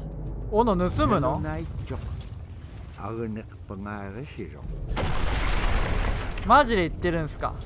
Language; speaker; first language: Japanese; native; Japanese